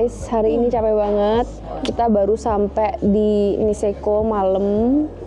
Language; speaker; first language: Indonesian; early bilingual, heritage; Indonesian